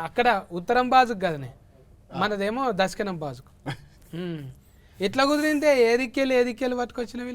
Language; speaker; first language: Telugu; native; Telugu